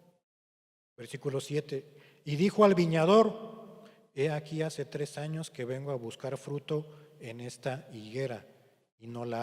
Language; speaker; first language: Spanish; native; Spanish